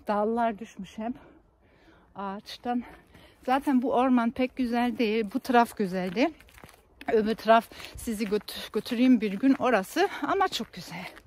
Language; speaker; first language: Turkish; non-native, fluent; German